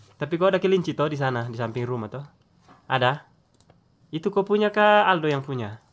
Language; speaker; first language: Indonesian; native; Indonesian